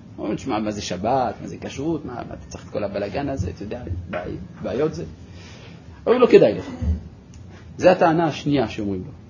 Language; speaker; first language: Hebrew; non-native, fluent; French